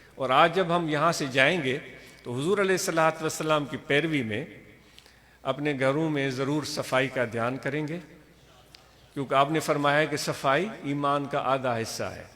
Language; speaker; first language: Urdu; non-native, local second language; Sindhi